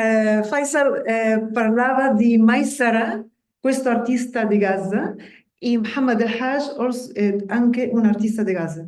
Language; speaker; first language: Italian; non-native, fluent; Spanish